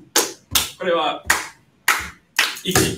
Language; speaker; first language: Japanese; non-native, fluent; English